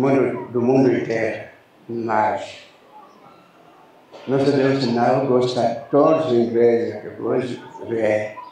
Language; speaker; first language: Portuguese; non-native, learner; Lingala